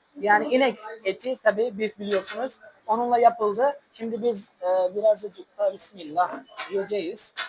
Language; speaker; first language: Turkish; non-native, fluent; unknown